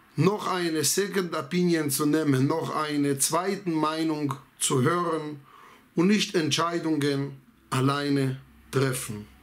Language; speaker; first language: German; non-native, fluent; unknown